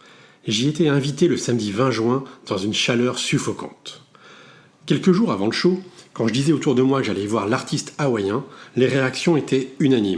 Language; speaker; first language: French; native; French